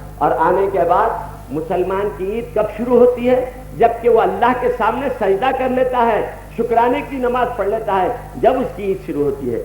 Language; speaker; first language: Urdu; native; Urdu